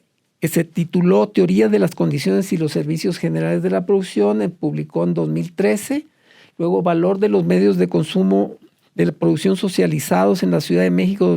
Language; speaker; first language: Spanish; native; Spanish